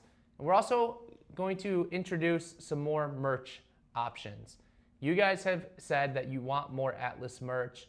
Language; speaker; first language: English; native; English